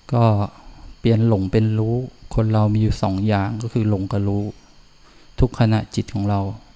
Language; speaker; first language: Thai; native; Thai